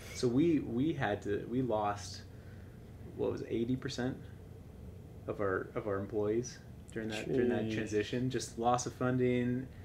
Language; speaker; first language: English; native; English